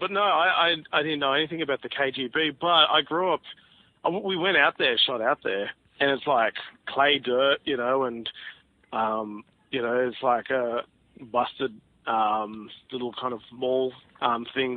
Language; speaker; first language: English; native; English